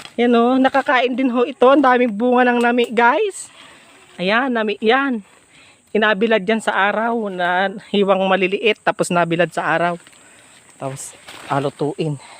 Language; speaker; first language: Filipino; native; Filipino